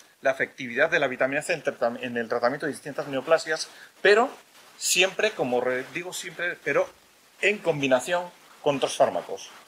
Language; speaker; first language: Spanish; native; Spanish